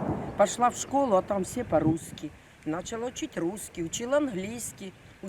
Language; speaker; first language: Russian; non-native, local second language; Ukrainian